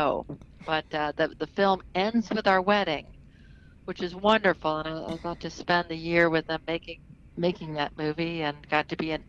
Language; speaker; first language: English; native; English